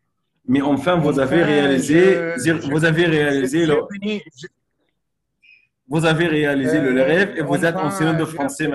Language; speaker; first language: French; non-native, fluent; Arabic